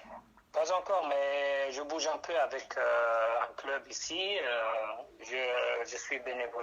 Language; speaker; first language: French; non-native, local second language; Arabic